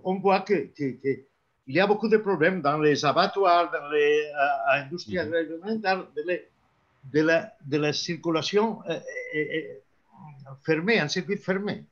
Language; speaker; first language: French; non-native, fluent; Spanish